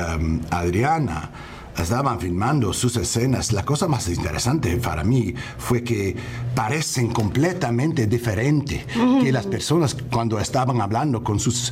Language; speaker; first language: Spanish; early bilingual, heritage; English